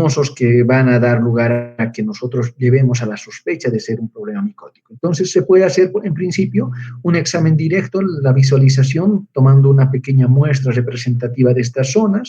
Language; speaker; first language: Spanish; native; Spanish